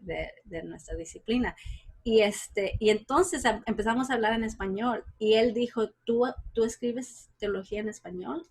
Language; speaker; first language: Spanish; early bilingual, heritage; Spanish